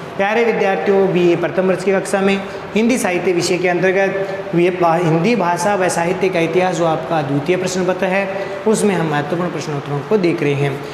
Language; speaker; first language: Hindi; native; Hindi